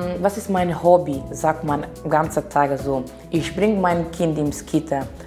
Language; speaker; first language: German; non-native, learner; Portuguese